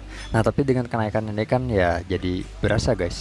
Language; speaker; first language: Indonesian; native; Indonesian